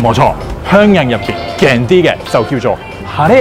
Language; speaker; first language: Chinese; non-native, fluent; Japanese